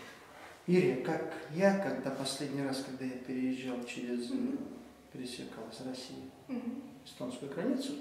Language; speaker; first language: Russian; native; Russian